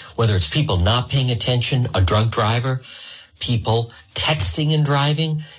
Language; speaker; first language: English; native; English